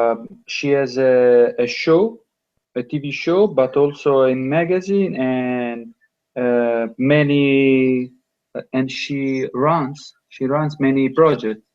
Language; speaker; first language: English; non-native, learner; Italian